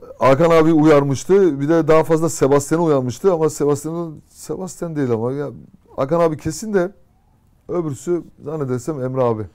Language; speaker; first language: Turkish; early bilingual, heritage; Turkish